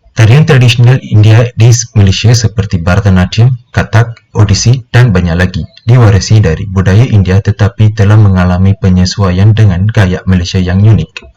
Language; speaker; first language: Malay; non-native, local second language; Tamil